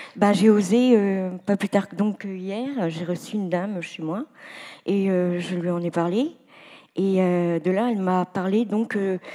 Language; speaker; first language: French; native; French